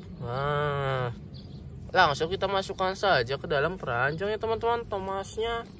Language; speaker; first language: Indonesian; native; Indonesian